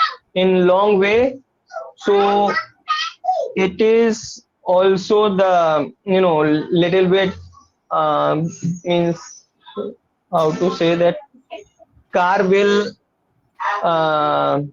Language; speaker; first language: English; non-native, learner; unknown